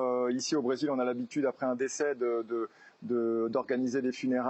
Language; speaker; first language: French; native; French